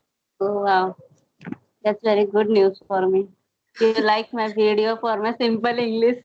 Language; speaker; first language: English; non-native, learner; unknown